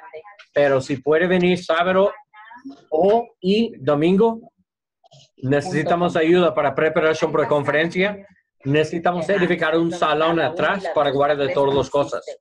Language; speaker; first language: Spanish; non-native, learner; English